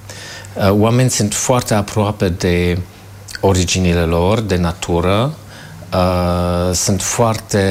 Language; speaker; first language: Romanian; non-native, fluent; German